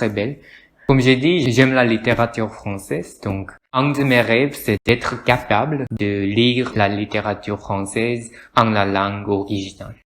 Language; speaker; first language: French; non-native, learner; Korean